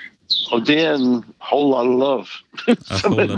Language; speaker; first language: Danish; non-native, fluent; English